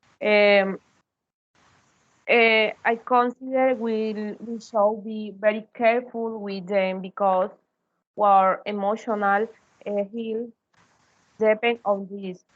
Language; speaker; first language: English; non-native, learner; Spanish